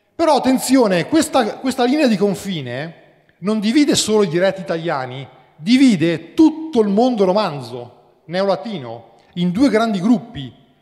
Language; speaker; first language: Italian; native; Italian